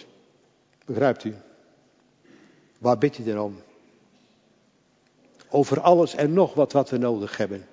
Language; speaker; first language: Dutch; native; Dutch